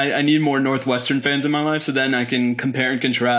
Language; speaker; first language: English; native; English